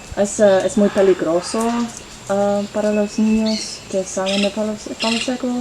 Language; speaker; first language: Spanish; non-native, learner; English